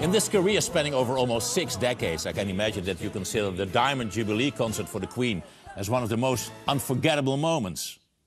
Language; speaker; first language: English; non-native, fluent; Dutch